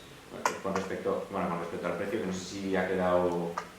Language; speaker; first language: Spanish; native; Spanish